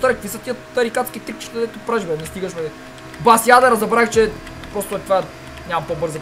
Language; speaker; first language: Bulgarian; native; Bulgarian